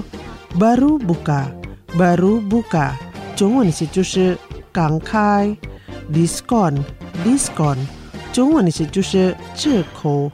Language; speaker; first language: Chinese; non-native, fluent; Indonesian